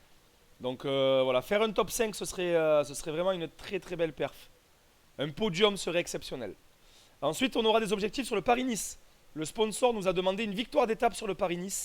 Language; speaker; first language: French; native; French